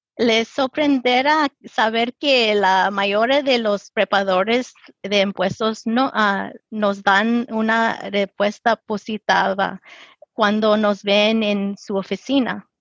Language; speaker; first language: Spanish; early bilingual, heritage; Spanish